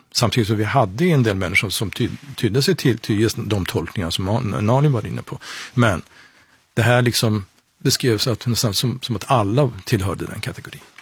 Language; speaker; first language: Swedish; non-native, fluent; Persian